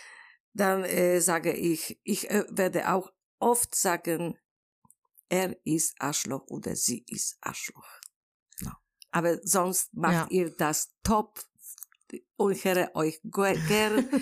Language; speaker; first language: German; non-native, learner; Polish